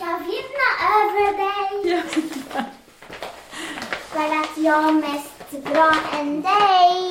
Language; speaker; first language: Swedish; early bilingual, other home language; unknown